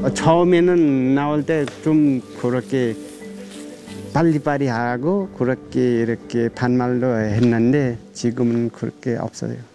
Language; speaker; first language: Korean; non-native, learner; Nepali